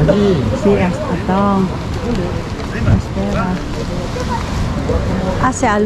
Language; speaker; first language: Spanish; non-native, fluent; Indonesian